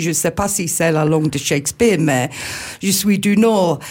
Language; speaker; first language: French; non-native, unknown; English